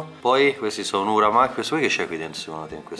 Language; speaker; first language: Italian; native; Italian